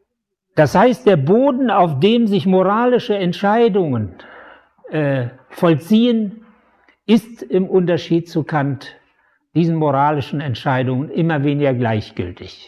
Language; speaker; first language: German; native; German